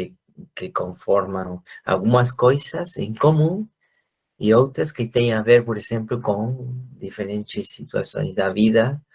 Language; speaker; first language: Portuguese; non-native, fluent; Spanish